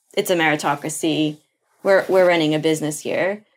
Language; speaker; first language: English; non-native, fluent; Portuguese